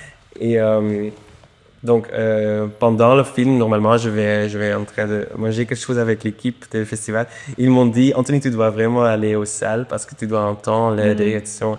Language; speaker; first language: French; non-native, local second language; Dutch